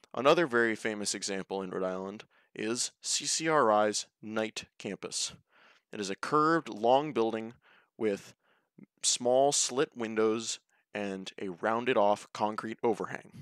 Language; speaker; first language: English; native; English